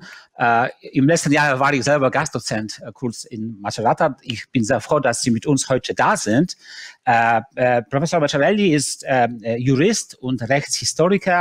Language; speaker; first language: German; non-native, fluent; Polish